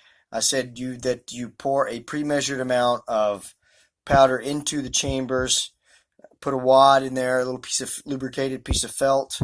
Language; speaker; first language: English; native; English